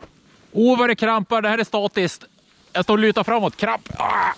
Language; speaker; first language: Swedish; native; Swedish